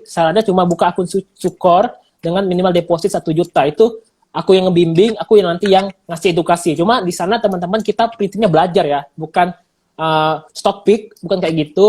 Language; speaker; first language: Indonesian; native; Indonesian